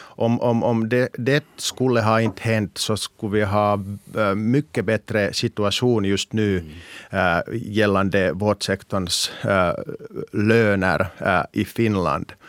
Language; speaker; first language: Swedish; non-native, local second language; Finnish